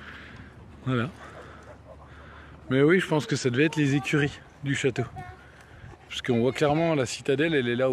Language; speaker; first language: French; native; French